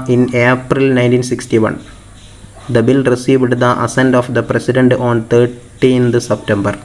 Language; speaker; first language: English; non-native, local second language; Malayalam